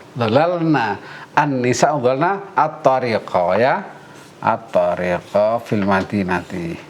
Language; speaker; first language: Arabic; non-native, fluent; Indonesian